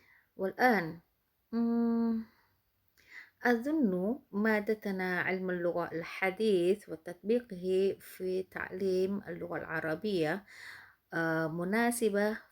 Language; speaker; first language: Arabic; non-native, fluent; Indonesian